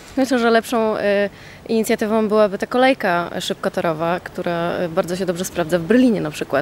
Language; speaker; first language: Polish; native; Polish